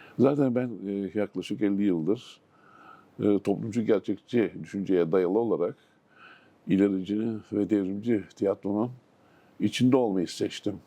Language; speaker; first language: Turkish; native; Turkish